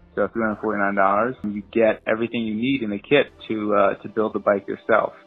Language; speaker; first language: English; native; English